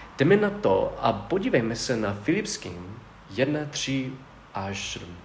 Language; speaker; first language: Czech; non-native, fluent; English